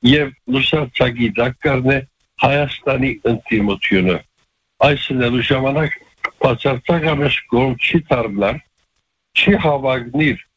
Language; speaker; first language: Armenian; early bilingual, heritage; Armenian